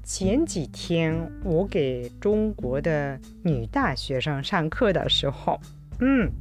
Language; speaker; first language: Chinese; non-native, fluent; Japanese